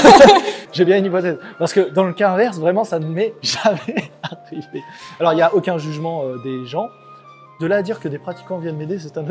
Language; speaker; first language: French; native; French